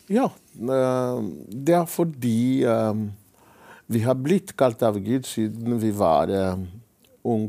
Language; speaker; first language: Norwegian; non-native, fluent; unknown